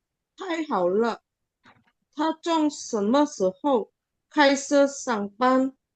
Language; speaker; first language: Chinese; non-native, learner; Indonesian